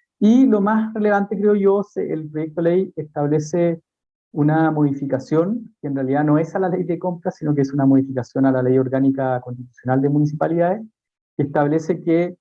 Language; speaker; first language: Spanish; native; Spanish